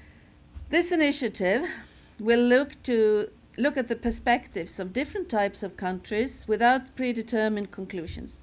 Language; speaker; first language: English; non-native, fluent; Swedish